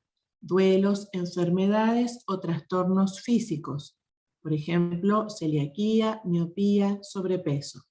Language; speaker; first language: Spanish; native; Spanish